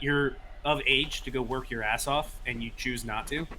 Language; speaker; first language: English; native; English